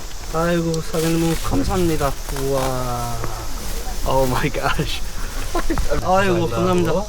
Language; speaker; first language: Korean; non-native, fluent; English